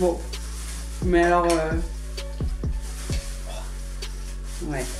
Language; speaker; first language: French; native; French